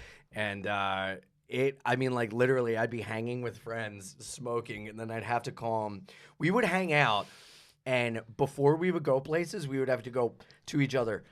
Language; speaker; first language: English; native; English